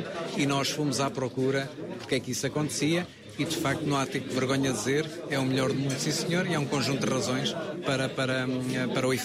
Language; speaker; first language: Portuguese; native; Portuguese